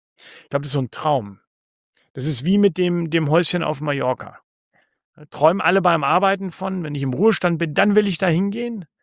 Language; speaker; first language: German; native; German